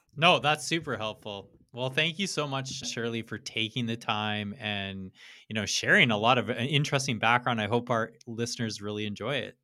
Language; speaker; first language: English; native; English